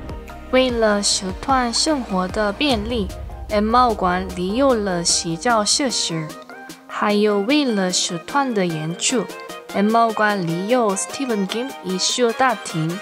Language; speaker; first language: Chinese; non-native, learner; Korean